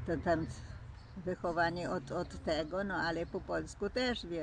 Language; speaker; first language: Polish; early bilingual, heritage; Polish